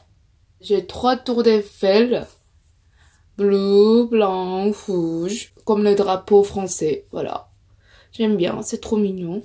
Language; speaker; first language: French; non-native, fluent; Korean